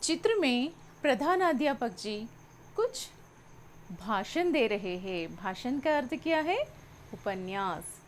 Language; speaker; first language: Hindi; non-native, local second language; Telugu